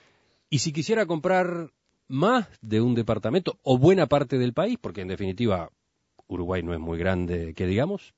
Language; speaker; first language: Spanish; native; Spanish